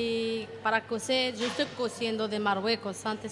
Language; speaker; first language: Spanish; non-native, learner; Arabic